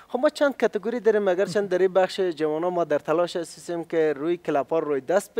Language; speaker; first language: Persian; native; Persian